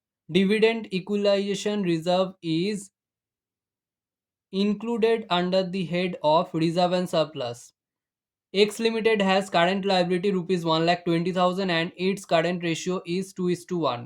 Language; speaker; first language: English; non-native, local second language; Bangla